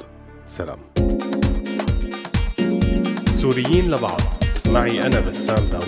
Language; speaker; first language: Arabic; native; Arabic